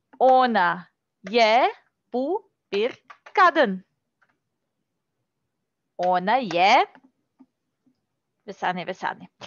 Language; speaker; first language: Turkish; non-native, learner; Serbian